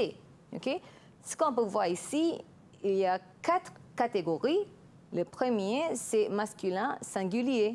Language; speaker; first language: French; non-native, fluent; Malay